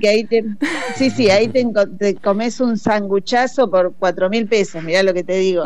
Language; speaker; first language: Spanish; native; Spanish